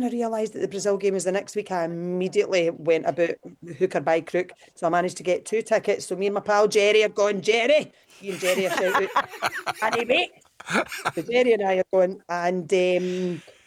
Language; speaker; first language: English; native; English